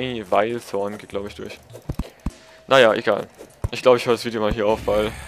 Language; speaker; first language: German; native; German